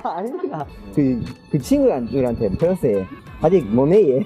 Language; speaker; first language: Korean; non-native, fluent; Spanish